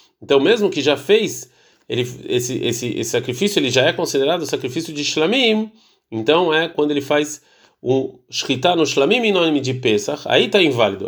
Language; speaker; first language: Portuguese; early bilingual, heritage; Portuguese